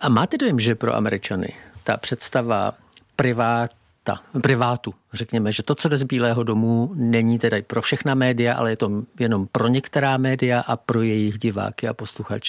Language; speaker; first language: Czech; native; Czech